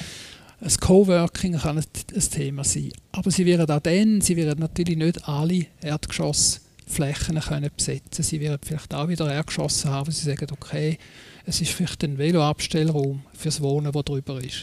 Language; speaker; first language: German; native; German